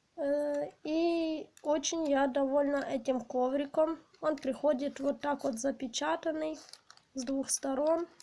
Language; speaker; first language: Russian; non-native, local second language; Ukrainian